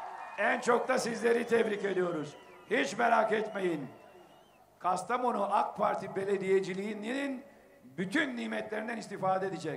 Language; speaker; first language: Turkish; native; Turkish